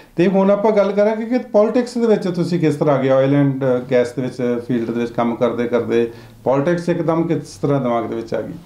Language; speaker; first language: Punjabi; native; Punjabi